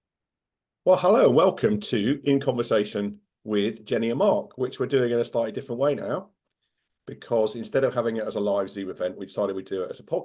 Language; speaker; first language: English; native; English